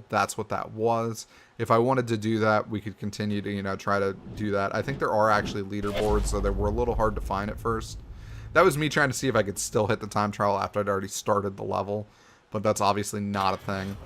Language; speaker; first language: English; native; English